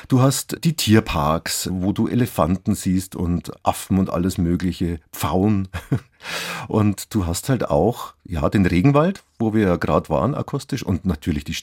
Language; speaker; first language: German; native; German